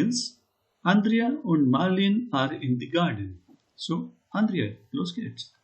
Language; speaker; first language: German; non-native, learner; Hindi